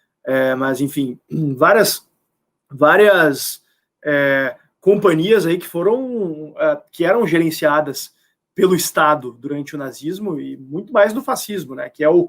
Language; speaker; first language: Portuguese; native; Portuguese